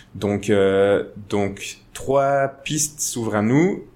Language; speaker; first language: French; native; French